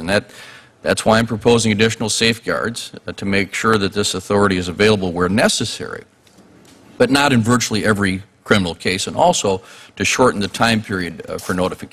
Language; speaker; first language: English; native; English